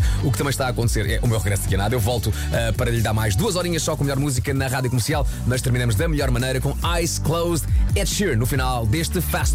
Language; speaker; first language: Portuguese; native; Portuguese